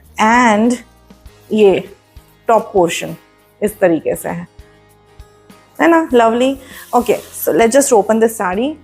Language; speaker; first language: Hindi; non-native, local second language; Marathi